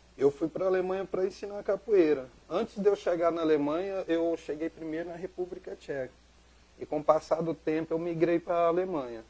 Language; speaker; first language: Portuguese; native; Portuguese